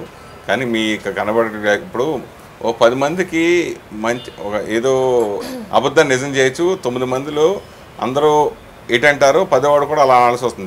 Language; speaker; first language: Telugu; native; Telugu